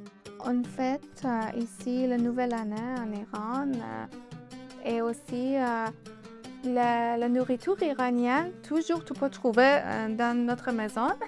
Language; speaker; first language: French; non-native, learner; Persian